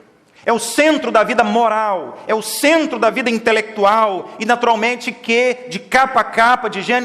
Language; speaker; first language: Portuguese; native; Portuguese